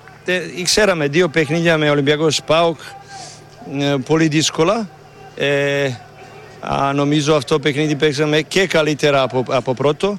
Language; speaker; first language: Greek; non-native, learner; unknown